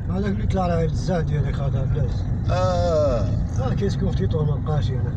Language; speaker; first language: Arabic; native; Arabic